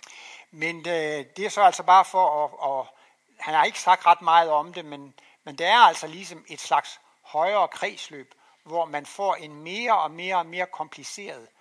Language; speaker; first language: Danish; native; Danish